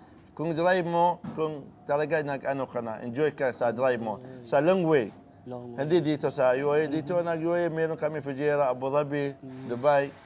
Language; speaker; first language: Filipino; non-native, learner; Arabic